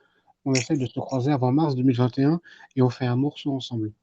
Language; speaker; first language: French; native; French